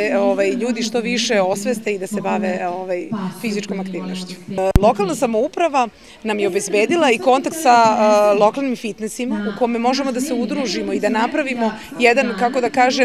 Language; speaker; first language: Serbian; native; Serbian